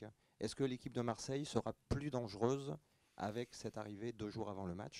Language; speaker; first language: French; native; French